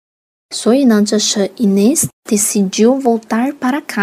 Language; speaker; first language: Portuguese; non-native, fluent; Chinese